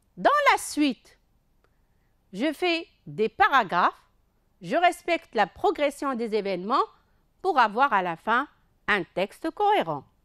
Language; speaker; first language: French; non-native, local second language; Arabic